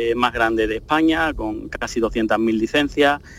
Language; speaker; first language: Spanish; native; Spanish